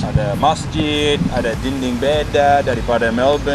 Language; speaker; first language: Indonesian; non-native, fluent; English